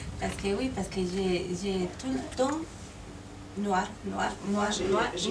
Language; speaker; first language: French; non-native, learner; Spanish